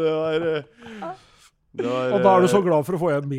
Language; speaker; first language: Norwegian; native; Norwegian